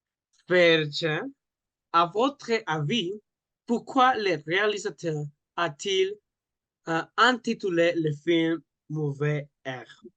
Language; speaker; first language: French; non-native, learner; Spanish